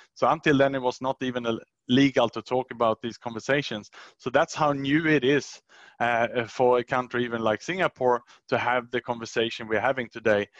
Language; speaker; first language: English; non-native, fluent; Swedish